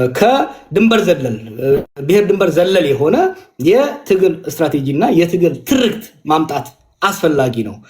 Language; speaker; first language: Amharic; non-native, local second language; Oromo